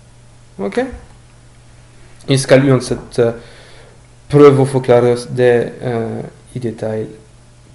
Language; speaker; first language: Norwegian; non-native, learner; French